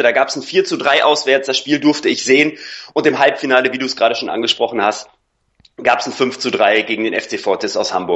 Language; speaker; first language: German; native; German